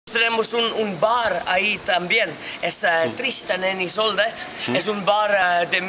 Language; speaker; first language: Spanish; non-native, learner; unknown